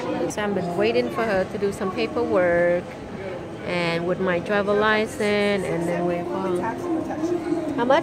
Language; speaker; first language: English; non-native, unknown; Vietnamese